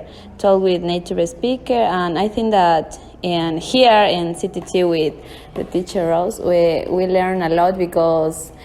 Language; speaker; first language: English; non-native, learner; Spanish